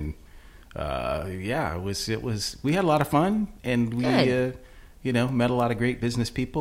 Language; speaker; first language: English; native; English